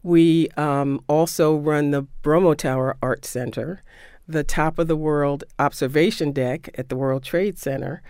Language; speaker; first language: English; native; English